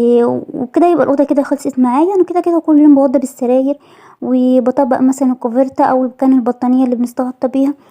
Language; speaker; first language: Arabic; native; Arabic